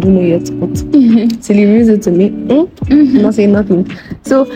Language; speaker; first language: English; non-native, local second language; Yoruba